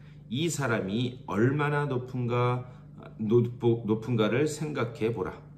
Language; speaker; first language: Korean; native; Korean